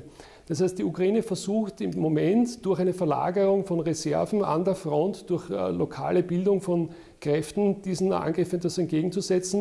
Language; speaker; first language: German; native; German